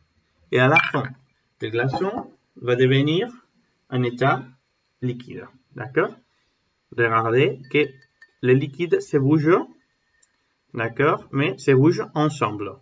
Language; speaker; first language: French; non-native, learner; Spanish